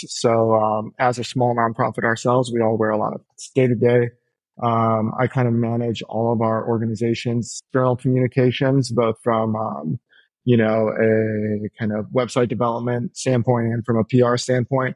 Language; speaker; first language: English; native; English